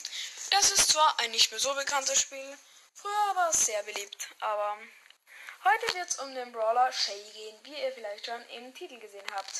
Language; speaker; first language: German; native; German